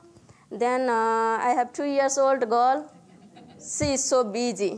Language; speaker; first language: English; non-native, learner; Nepali